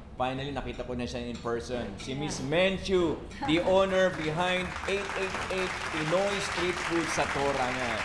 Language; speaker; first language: Filipino; non-native, local second language; Waray